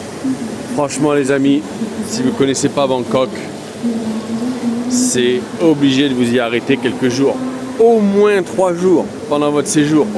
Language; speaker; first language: French; native; French